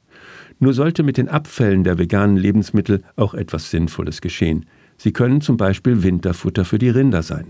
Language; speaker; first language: German; native; German